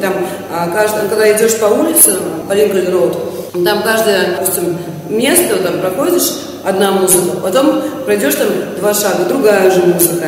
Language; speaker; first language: Russian; native; Russian